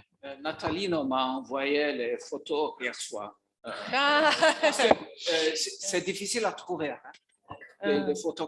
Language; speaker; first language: French; non-native, learner; Maltese